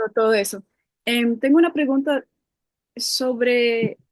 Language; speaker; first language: Spanish; non-native, learner; English